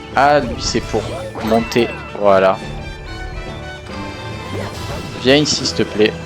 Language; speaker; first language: French; native; French